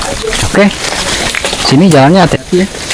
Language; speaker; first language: Malay; native; Malay